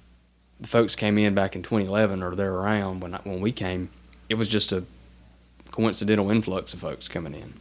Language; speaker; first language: English; native; English